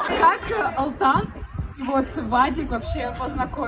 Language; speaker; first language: Russian; native; Russian